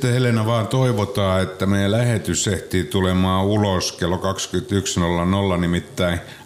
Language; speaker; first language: Finnish; native; Finnish